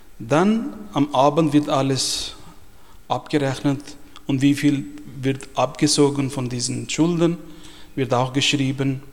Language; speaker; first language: German; non-native, fluent; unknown